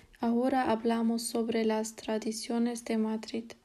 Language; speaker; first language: Spanish; non-native, learner; German